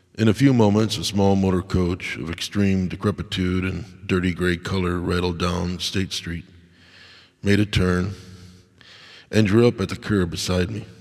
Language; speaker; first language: English; native; English